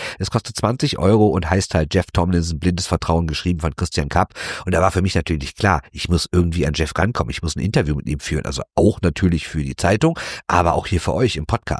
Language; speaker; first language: German; native; German